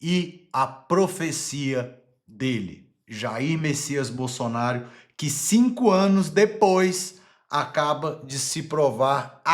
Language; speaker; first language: Portuguese; native; Portuguese